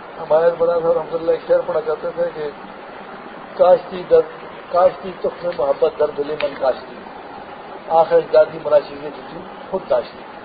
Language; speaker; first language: Urdu; non-native, local second language; Pashto